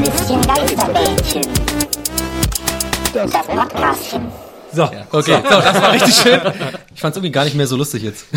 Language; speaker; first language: German; native; German